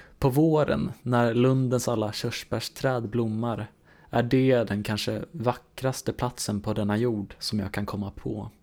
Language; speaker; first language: Swedish; native; Swedish